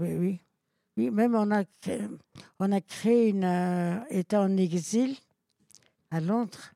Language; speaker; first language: French; non-native, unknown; Persian